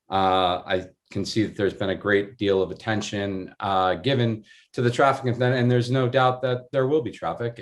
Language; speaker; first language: English; native; English